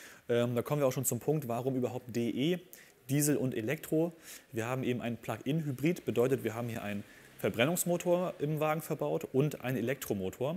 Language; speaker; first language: German; native; German